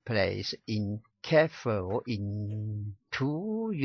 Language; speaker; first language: English; non-native, learner; Chinese